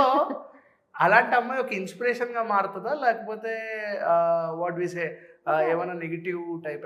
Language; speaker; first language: Telugu; native; Telugu